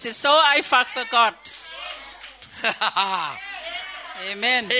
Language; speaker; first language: German; non-native, learner; Thai